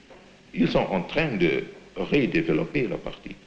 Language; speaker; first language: French; non-native, fluent; Indonesian